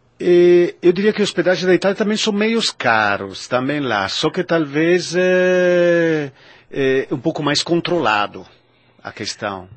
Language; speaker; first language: Portuguese; non-native, fluent; Italian